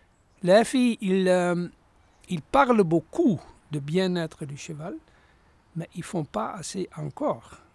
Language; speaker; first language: French; non-native, fluent; Dutch